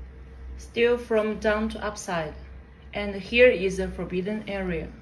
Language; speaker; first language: English; non-native, learner; Chinese